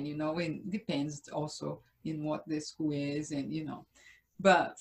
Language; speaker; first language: English; non-native, fluent; Portuguese